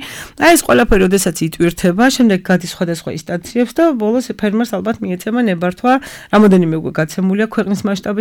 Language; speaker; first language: Georgian; native; Georgian